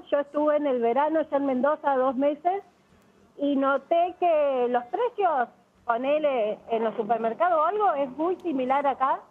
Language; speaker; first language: Spanish; native; Spanish